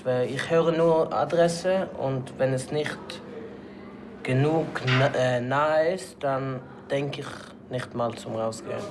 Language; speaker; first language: German; non-native, fluent; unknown